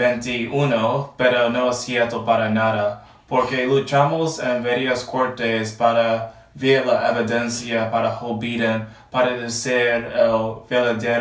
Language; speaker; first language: Spanish; non-native, learner; English